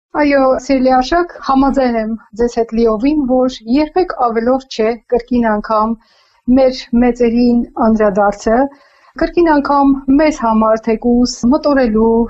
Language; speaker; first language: Armenian; native; Armenian